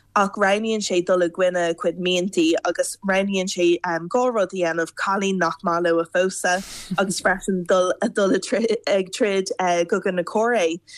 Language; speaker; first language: Irish; non-native, local second language; English